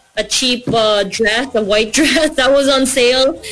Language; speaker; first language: English; non-native, local second language; Korean